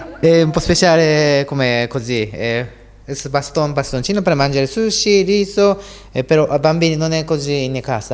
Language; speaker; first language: Italian; non-native, learner; Japanese